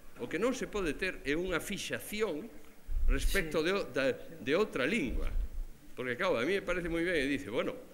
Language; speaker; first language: Galician; native; Galician